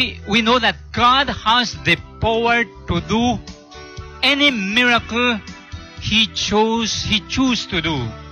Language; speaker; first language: English; non-native, local second language; Spanish